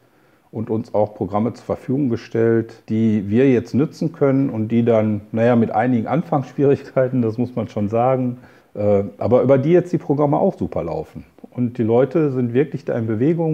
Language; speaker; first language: German; native; German